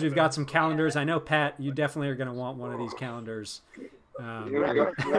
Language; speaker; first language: English; native; English